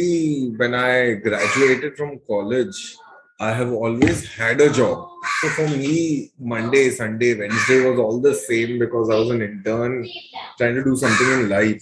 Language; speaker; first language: English; non-native, local second language; Hindi